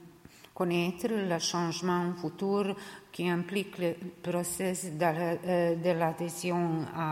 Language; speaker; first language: French; non-native, learner; Serbian